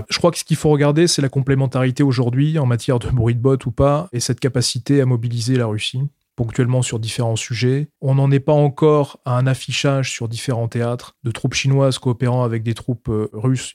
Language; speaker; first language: French; native; French